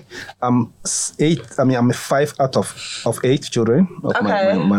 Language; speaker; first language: English; non-native, local second language; Akan